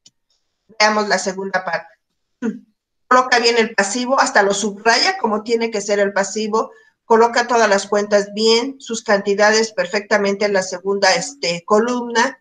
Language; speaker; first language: Spanish; native; Spanish